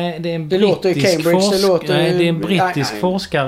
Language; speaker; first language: Swedish; native; Swedish